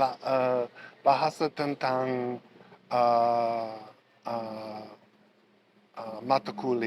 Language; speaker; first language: Indonesian; non-native, learner; English